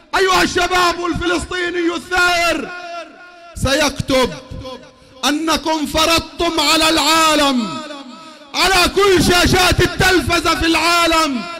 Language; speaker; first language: Arabic; native; Arabic